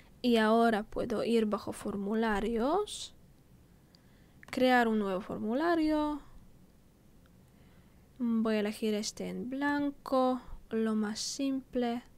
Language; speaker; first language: Spanish; non-native, fluent; Polish